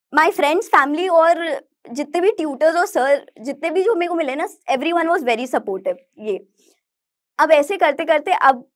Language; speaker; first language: Hindi; native; Hindi